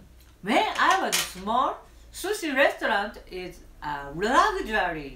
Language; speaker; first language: English; non-native, learner; Japanese